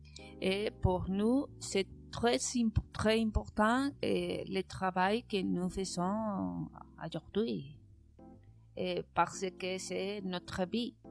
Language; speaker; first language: French; non-native, learner; Spanish